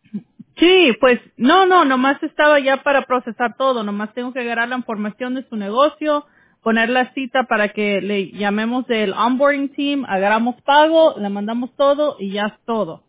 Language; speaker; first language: Spanish; early bilingual, heritage; English